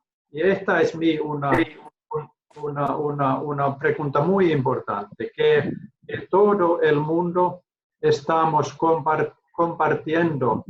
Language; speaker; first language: Spanish; non-native, learner; Finnish